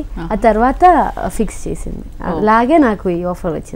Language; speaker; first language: Telugu; non-native, learner; Malayalam